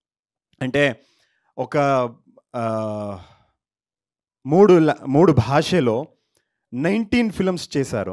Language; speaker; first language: Telugu; non-native, learner; Kannada